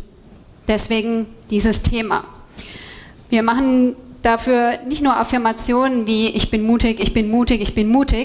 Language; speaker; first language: German; native; German